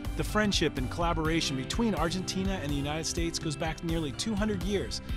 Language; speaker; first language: English; native; English